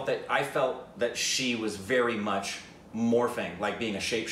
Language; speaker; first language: English; native; English